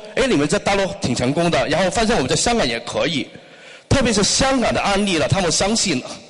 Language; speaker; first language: Chinese; non-native, local second language; Cantonese